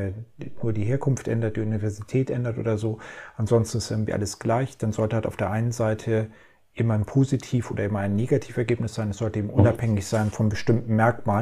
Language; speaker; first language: German; native; German